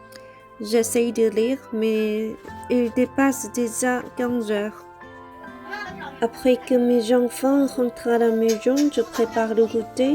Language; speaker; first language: French; non-native, learner; Korean